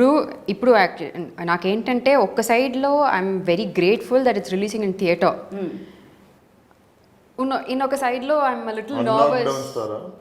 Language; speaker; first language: Telugu; non-native, learner; Tamil